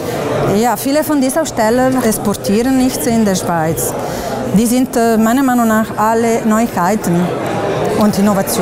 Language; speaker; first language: German; non-native, fluent; Italian